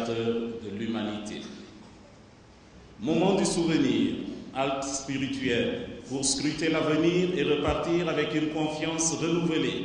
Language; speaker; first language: French; non-native, local second language; Jola-Fonyi